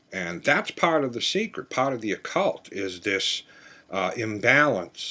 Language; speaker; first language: English; native; English